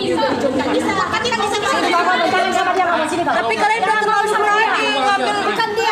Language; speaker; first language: Indonesian; native; Indonesian